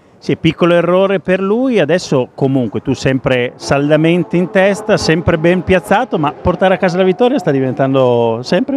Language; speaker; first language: Italian; native; Italian